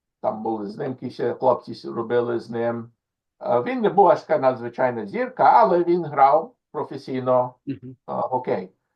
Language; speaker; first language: Ukrainian; early bilingual, heritage; Ukrainian